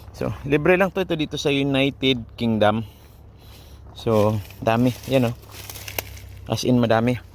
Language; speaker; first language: Filipino; native; Filipino